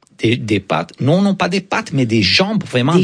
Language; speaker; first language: French; non-native, fluent; Romanian